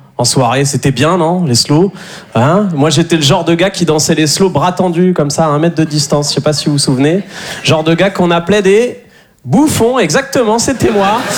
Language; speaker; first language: French; native; French